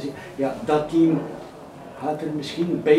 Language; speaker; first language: Dutch; native; Dutch